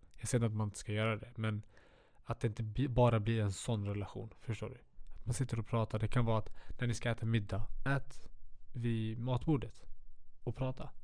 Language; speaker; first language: Swedish; native; Swedish